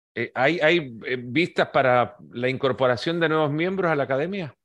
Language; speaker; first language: Spanish; native; Spanish